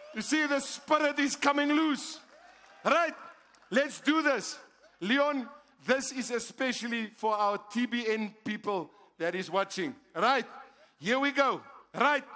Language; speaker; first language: English; non-native, local second language; Afrikaans